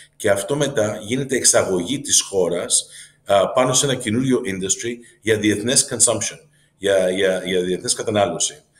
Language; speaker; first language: Greek; early bilingual, heritage; Greek